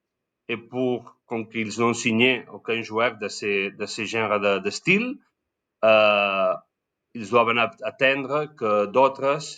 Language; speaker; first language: French; non-native, learner; Spanish